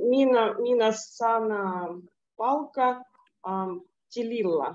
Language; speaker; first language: Finnish; non-native, learner; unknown